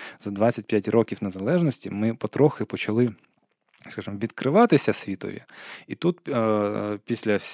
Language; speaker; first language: Ukrainian; non-native, local second language; Crimean Tatar